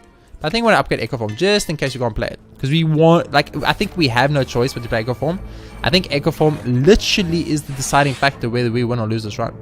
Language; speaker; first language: English; native; English